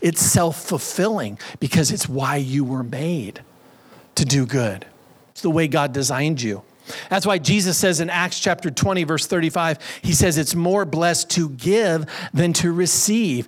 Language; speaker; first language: English; native; English